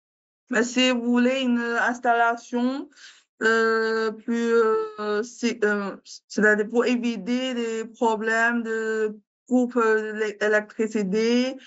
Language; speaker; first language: French; non-native, learner; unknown